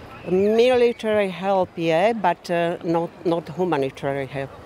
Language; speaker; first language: English; non-native, learner; Slovak